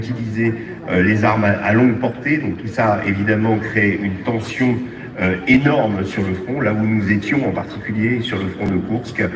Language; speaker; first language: French; native; French